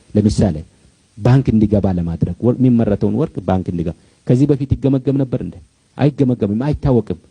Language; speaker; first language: Amharic; non-native, local second language; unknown